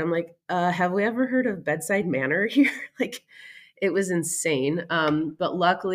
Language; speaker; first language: English; native; English